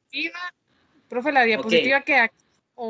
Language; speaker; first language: Spanish; native; Spanish